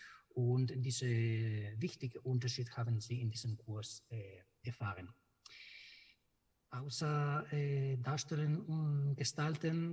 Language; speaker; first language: German; non-native, fluent; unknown